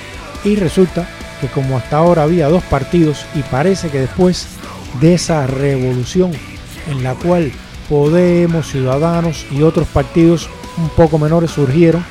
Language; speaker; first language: Spanish; native; Spanish